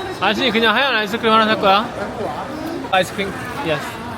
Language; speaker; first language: Korean; native; Korean